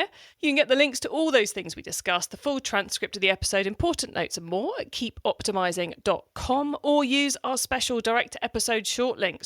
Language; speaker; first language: English; native; English